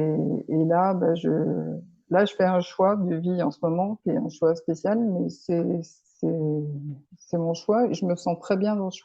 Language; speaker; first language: French; native; French